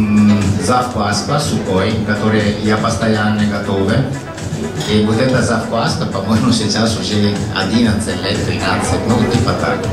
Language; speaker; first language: Russian; non-native, learner; Italian